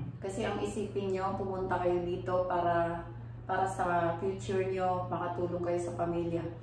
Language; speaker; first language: Filipino; native; Filipino